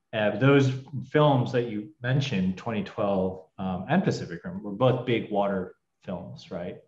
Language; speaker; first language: English; native; English